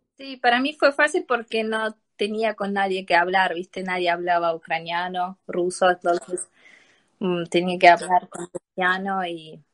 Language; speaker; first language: Spanish; non-native, learner; Ukrainian